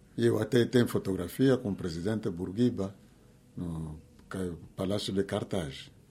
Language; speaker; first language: Portuguese; non-native, fluent; Kongo